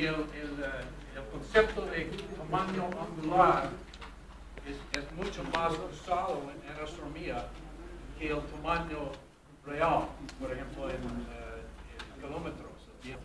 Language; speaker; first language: Spanish; non-native, fluent; English